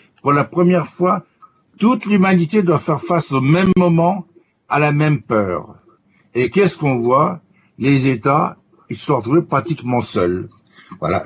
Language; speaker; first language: French; native; French